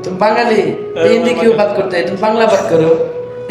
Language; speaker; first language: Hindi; non-native, learner; Bangla